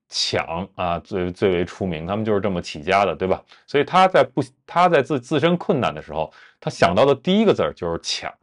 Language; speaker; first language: Chinese; native; Chinese